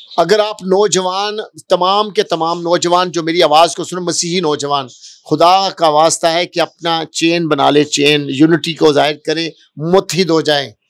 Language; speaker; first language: Urdu; non-native, local second language; Punjabi